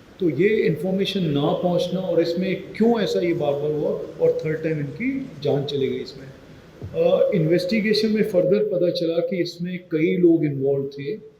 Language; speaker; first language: Hindi; non-native, local second language; Marathi